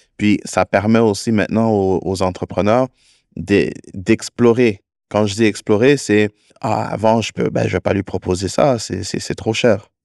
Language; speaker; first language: French; native; French